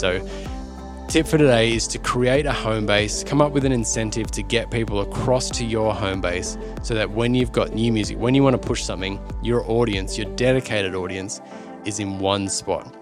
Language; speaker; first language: English; native; English